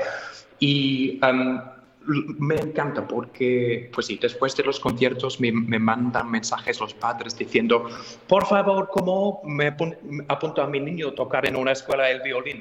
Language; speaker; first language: Spanish; non-native, fluent; English